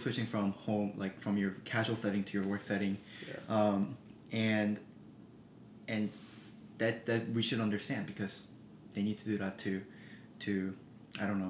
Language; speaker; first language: English; early bilingual, other home language; Korean